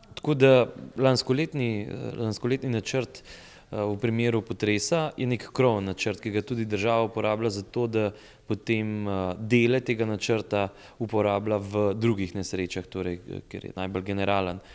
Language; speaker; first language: Slovenian; native; Slovenian